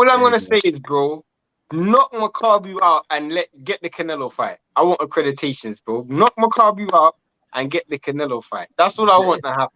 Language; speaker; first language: English; native; English